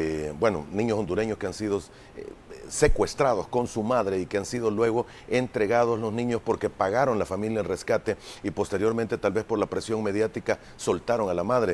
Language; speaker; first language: Spanish; native; Spanish